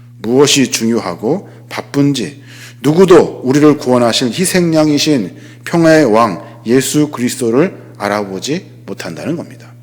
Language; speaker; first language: Korean; native; Korean